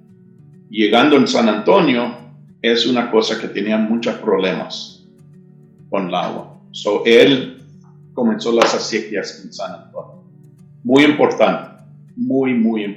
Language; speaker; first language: Spanish; early bilingual, heritage; English